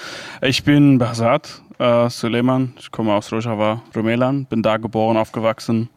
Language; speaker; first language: German; non-native, fluent; Kurdish